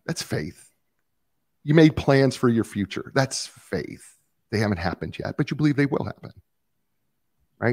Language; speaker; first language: English; native; English